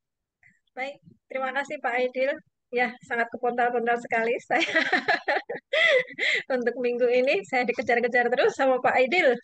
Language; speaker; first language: Indonesian; native; Indonesian